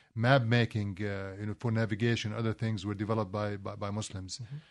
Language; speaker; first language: English; non-native, fluent; Arabic